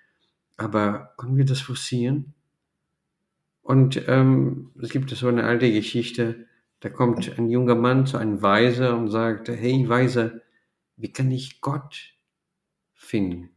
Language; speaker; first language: German; non-native, fluent; Portuguese